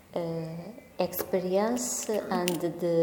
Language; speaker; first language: English; non-native, learner; Portuguese